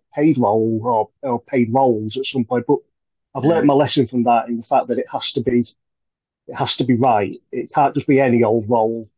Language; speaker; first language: English; native; English